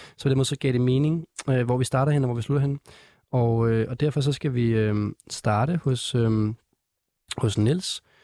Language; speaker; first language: Danish; native; Danish